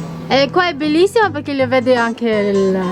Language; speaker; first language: Italian; non-native, learner; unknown